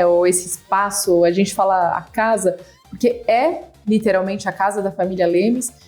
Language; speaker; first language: Portuguese; native; Portuguese